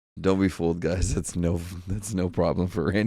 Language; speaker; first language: English; native; English